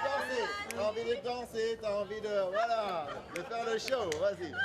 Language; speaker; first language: French; native; French